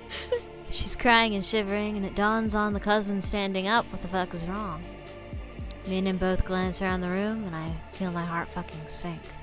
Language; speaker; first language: English; native; English